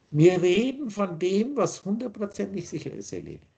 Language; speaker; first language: German; native; German